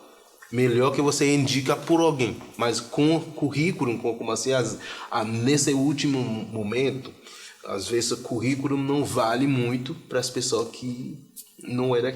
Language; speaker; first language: Portuguese; non-native, fluent; Haitian Creole